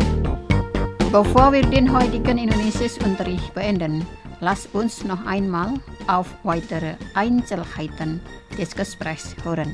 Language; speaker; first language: German; non-native, fluent; Indonesian